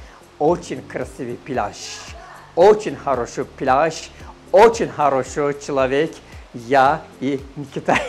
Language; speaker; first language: Russian; non-native, fluent; Turkish